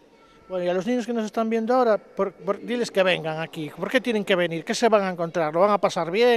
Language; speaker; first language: Spanish; native; Spanish